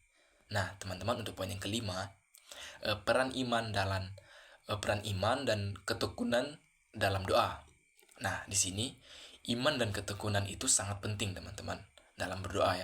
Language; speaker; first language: Indonesian; native; Indonesian